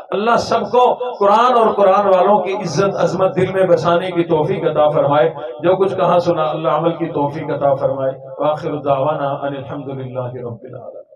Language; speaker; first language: Urdu; non-native, local second language; Saraiki